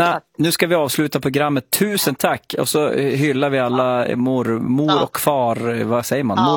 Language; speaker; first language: Swedish; native; Swedish